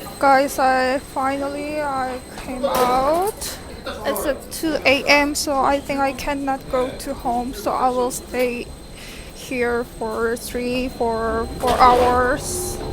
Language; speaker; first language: English; non-native, learner; Korean